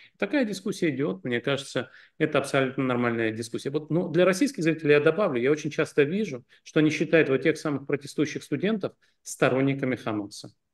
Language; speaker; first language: Russian; native; Russian